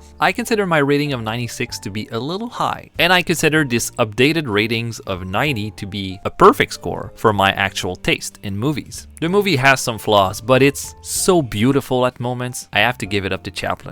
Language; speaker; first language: English; non-native, fluent; French